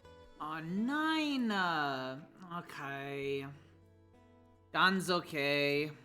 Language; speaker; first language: German; non-native, learner; English